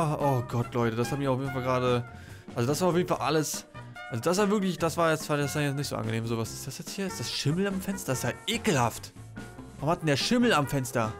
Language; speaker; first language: German; native; German